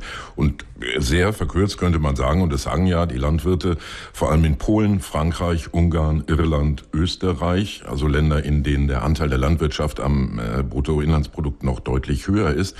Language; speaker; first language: German; native; German